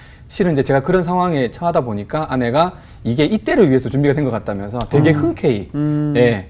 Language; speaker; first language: Korean; native; Korean